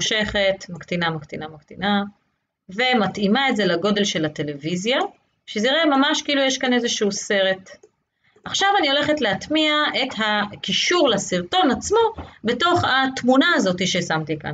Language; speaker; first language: Hebrew; native; Hebrew